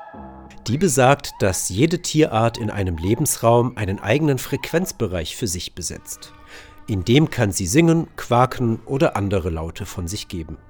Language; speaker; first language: German; native; German